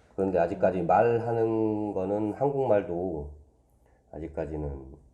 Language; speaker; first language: Korean; native; Korean